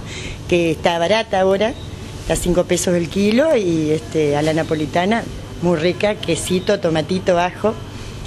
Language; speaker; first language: Spanish; native; Spanish